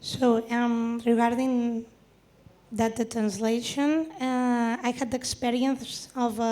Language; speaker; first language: English; non-native, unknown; Catalan